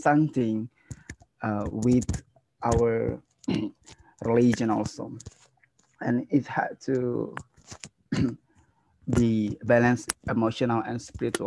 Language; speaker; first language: English; non-native, learner; Indonesian